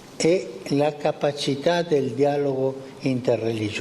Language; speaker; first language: Italian; non-native, fluent; Spanish